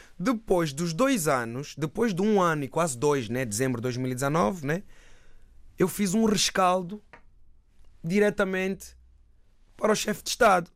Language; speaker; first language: Portuguese; native; Portuguese